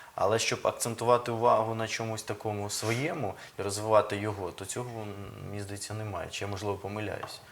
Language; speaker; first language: Ukrainian; native; Ukrainian